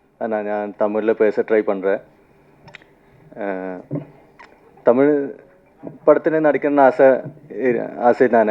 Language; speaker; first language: Tamil; non-native, fluent; Malayalam